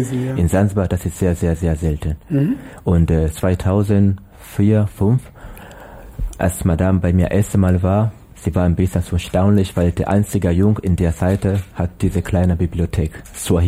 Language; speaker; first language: German; non-native, learner; Swahili